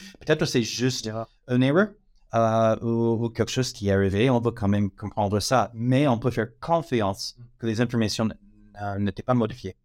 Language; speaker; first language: French; non-native, fluent; English